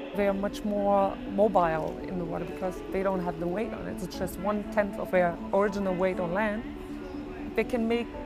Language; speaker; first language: English; non-native, fluent; German